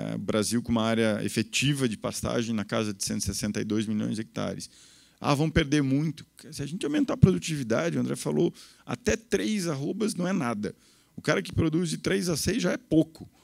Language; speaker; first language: Portuguese; native; Portuguese